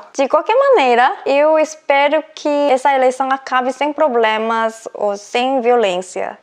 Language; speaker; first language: Portuguese; non-native, fluent; Korean